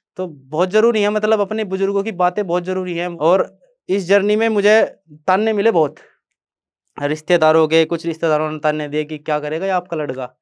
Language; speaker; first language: Hindi; native; Hindi